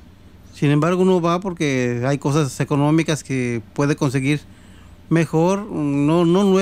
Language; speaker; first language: Spanish; native; Spanish